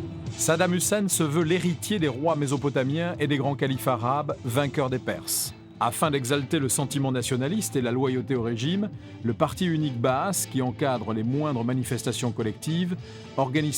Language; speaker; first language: French; native; French